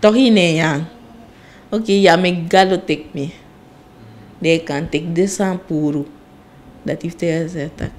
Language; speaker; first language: Dutch; non-native, local second language; Sranan Tongo